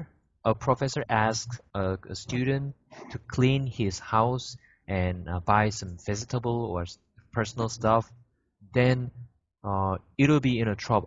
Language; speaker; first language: English; non-native, fluent; Korean